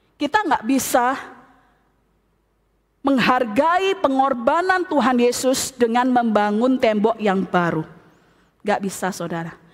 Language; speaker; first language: Indonesian; native; Indonesian